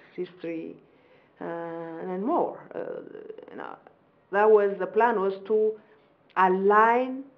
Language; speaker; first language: English; non-native, fluent; Amharic